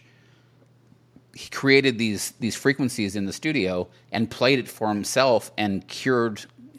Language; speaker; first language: English; native; English